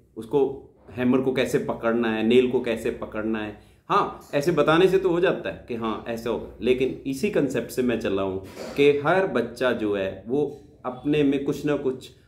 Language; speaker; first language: Hindi; non-native, local second language; Punjabi